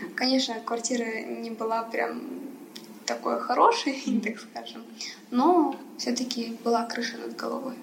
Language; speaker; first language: Russian; early bilingual, other home language; Persian